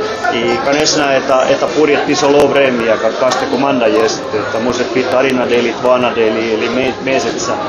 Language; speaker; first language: Russian; non-native, learner; Finnish